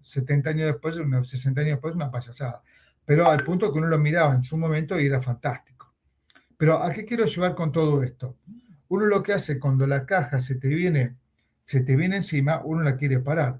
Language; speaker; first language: Spanish; native; Spanish